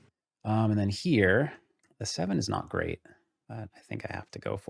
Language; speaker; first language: English; native; English